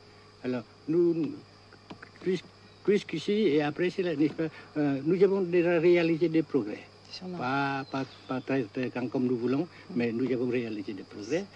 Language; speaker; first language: French; non-native, fluent; Vietnamese